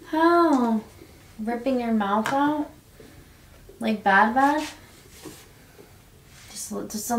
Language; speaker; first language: English; native; English